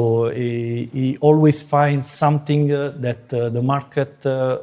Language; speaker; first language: English; non-native, fluent; Italian